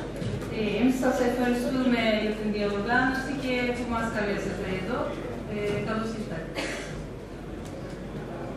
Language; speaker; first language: Greek; non-native, learner; Turkish